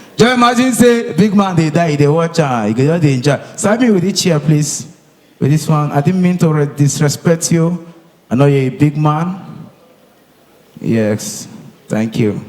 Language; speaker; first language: Nigerian Pidgin; native; Nigerian Pidgin